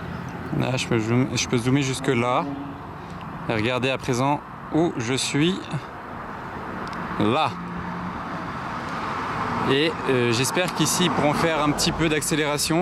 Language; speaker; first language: French; native; French